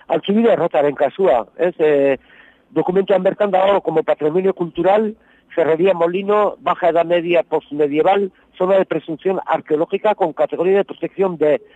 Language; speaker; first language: Spanish; non-native, local second language; Basque